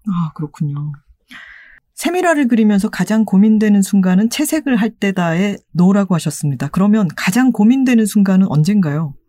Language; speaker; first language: Korean; native; Korean